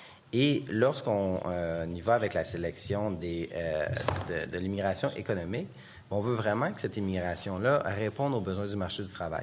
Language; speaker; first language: French; native; French